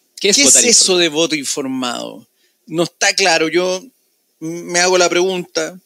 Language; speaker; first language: Spanish; native; Spanish